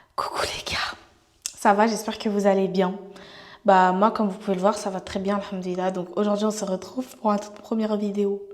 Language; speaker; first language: French; native; French